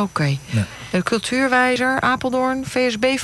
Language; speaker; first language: Dutch; native; Dutch